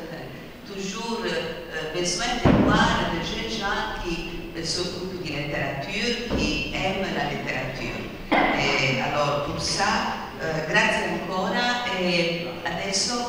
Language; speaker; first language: French; non-native, fluent; Italian